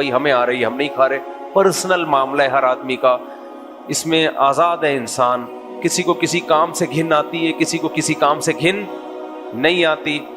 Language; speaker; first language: Urdu; native; Urdu